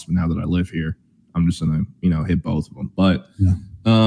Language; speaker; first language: English; native; English